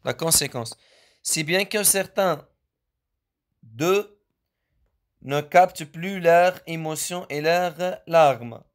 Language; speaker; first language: French; non-native, local second language; Arabic